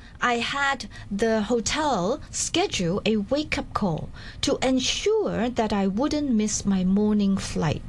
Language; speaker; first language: English; non-native, local second language; Cantonese